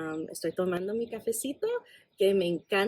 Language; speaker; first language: Spanish; non-native, fluent; English